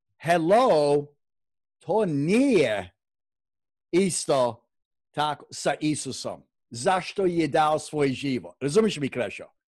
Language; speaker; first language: Croatian; non-native, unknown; English